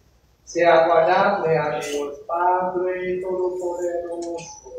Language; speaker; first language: Spanish; non-native, learner; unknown